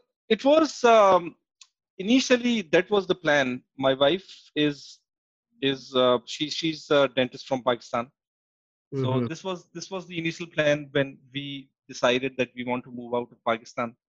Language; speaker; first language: English; non-native, local second language; Urdu